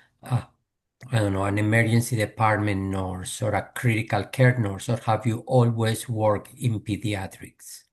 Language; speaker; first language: English; non-native, fluent; Spanish